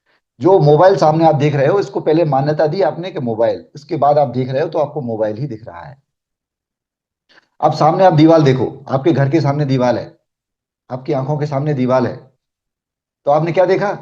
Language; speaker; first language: Hindi; native; Hindi